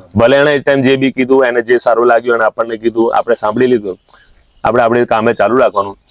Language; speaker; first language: Gujarati; non-native, local second language; Sindhi